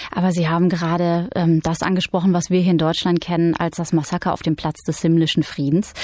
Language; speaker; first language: German; native; German